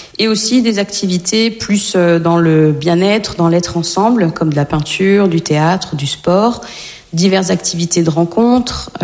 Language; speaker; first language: French; native; French